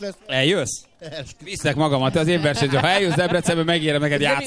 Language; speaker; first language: Hungarian; native; Hungarian